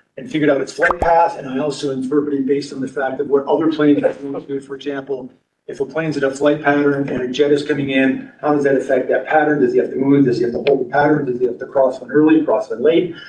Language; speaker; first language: English; native; English